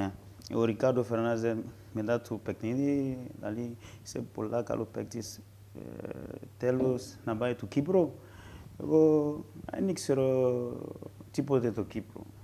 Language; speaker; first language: Greek; non-native, learner; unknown